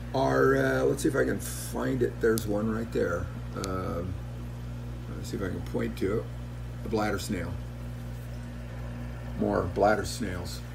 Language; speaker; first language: English; native; English